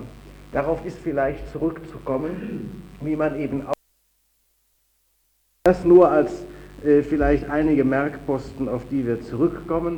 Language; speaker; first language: German; native; German